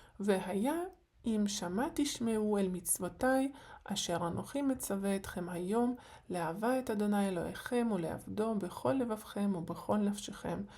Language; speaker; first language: Hebrew; non-native, fluent; Ukrainian